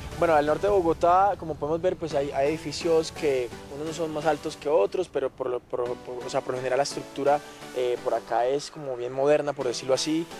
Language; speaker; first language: Spanish; native; Spanish